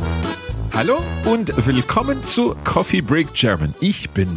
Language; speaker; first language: German; non-native, learner; English